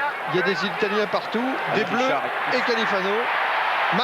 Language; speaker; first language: French; native; French